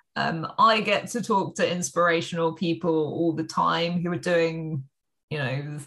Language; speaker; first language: English; native; English